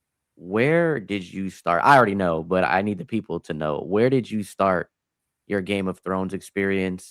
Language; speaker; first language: English; native; English